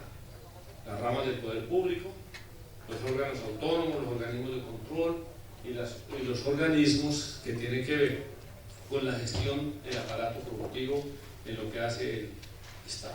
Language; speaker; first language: Spanish; native; Spanish